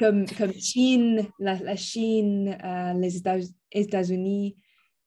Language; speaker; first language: French; non-native, learner; Spanish